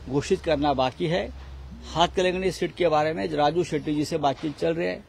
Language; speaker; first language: Hindi; non-native, local second language; Marathi